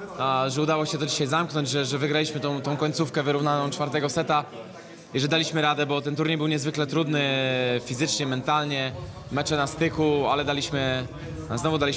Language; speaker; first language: Polish; native; Polish